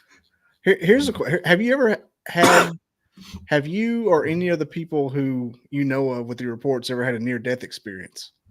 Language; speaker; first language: English; native; English